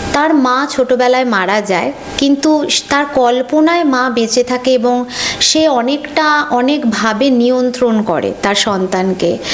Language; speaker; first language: Bangla; native; Bangla